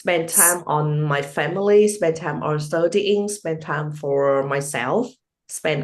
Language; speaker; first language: English; non-native, learner; Vietnamese